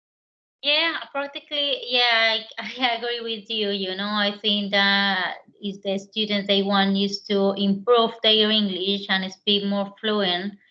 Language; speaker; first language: English; non-native, learner; Spanish